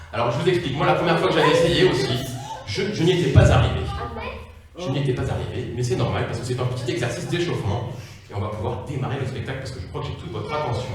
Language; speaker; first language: French; native; French